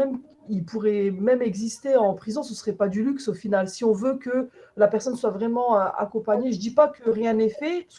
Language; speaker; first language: French; native; French